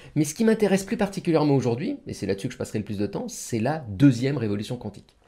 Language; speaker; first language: French; native; French